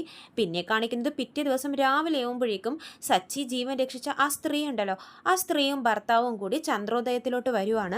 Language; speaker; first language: Malayalam; native; Malayalam